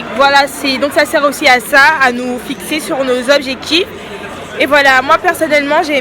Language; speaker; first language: French; native; French